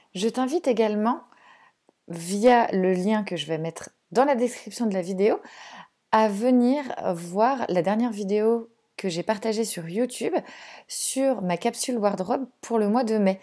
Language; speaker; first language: French; native; French